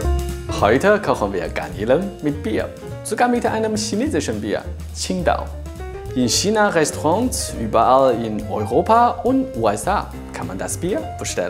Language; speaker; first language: German; non-native, local second language; Chinese